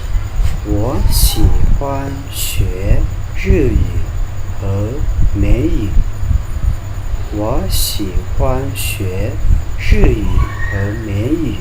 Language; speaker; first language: Chinese; non-native, fluent; Thai